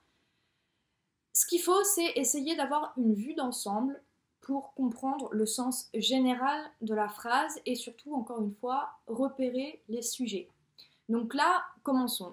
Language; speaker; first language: French; native; French